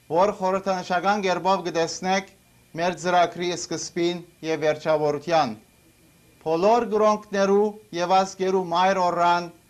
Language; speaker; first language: Armenian; early bilingual, heritage; Armenian